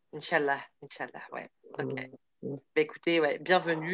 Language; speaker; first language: French; native; French